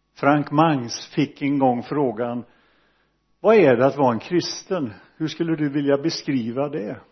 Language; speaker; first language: Swedish; native; Swedish